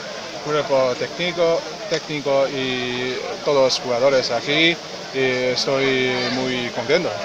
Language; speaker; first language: Spanish; non-native, learner; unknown